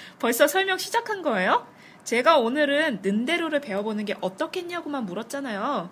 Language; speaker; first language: Korean; native; Korean